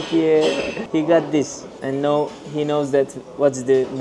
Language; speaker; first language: English; non-native, learner; Turkish